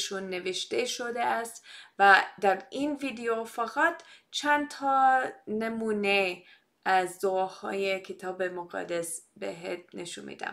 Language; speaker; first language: Persian; non-native, fluent; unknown